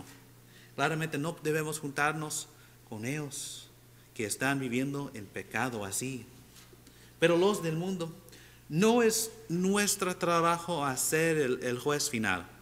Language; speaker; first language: Spanish; non-native, fluent; English